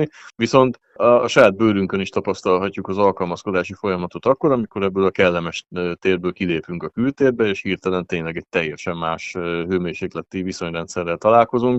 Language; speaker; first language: Hungarian; native; Hungarian